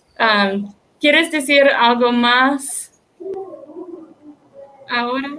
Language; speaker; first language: Spanish; non-native, learner; English